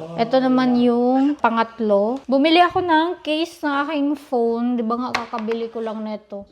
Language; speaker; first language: Filipino; non-native, local second language; Cebuano